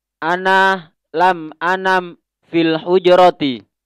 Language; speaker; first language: Arabic; non-native, learner; Indonesian